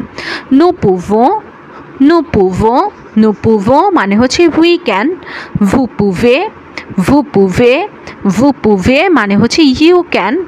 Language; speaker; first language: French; non-native, learner; Bangla